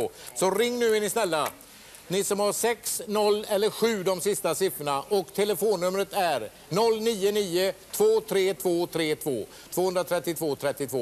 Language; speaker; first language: Swedish; native; Swedish